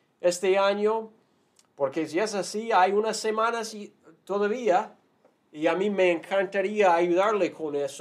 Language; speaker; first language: Spanish; non-native, fluent; English